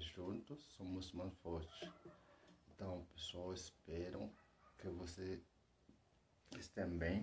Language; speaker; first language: Portuguese; non-native, learner; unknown